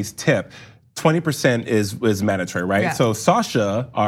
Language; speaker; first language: English; native; English